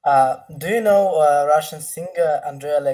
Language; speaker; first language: English; non-native, fluent; Russian